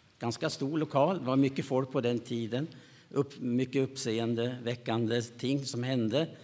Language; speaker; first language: Swedish; native; Swedish